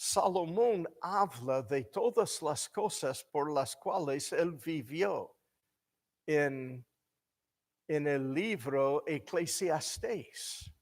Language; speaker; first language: Spanish; non-native, fluent; English